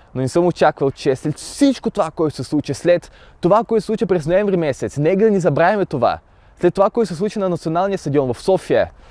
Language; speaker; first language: Bulgarian; early bilingual, other home language; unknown